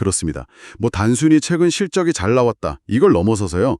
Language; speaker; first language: Korean; native; Korean